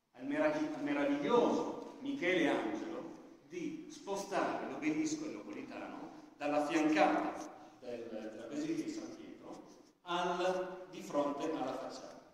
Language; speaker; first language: Italian; native; Italian